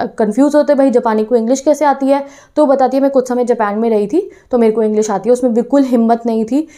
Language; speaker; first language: Hindi; non-native, local second language; Punjabi